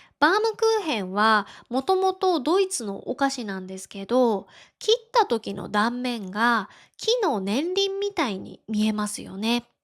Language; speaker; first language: Japanese; native; Japanese